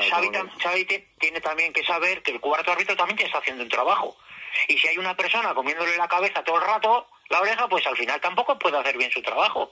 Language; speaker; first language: Spanish; native; Spanish